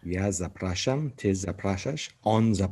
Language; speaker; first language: Polish; non-native, learner; English